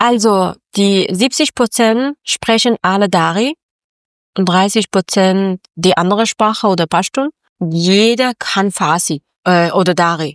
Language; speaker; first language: German; non-native, learner; Persian